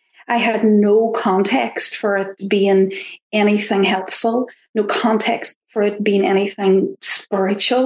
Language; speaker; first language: English; native; English